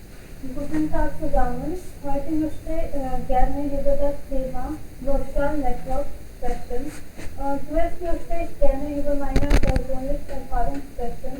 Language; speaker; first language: German; non-native, learner; Hindi